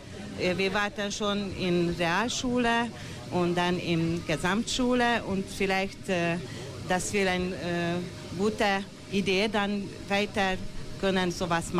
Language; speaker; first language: German; non-native, local second language; Hungarian